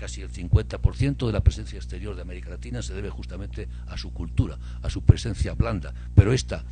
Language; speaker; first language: Spanish; native; Spanish